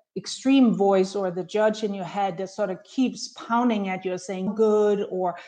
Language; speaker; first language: English; non-native, fluent; Danish